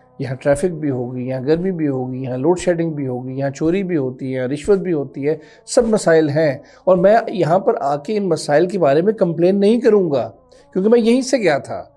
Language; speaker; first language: Urdu; native; Urdu